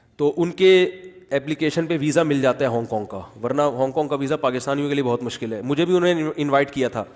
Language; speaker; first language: Urdu; native; Urdu